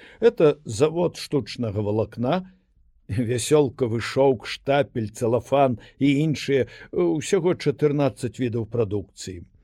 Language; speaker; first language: Belarusian; native; Belarusian